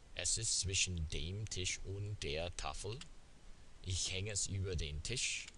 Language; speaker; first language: German; non-native, fluent; English